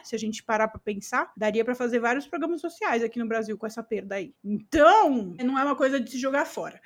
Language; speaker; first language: Portuguese; native; Portuguese